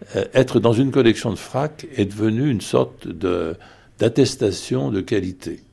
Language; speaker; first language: French; native; French